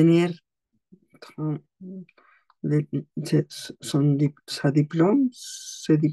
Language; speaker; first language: French; non-native, learner; Spanish